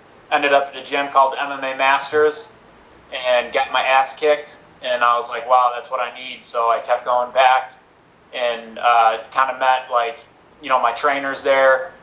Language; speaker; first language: English; early bilingual, other home language; Spanish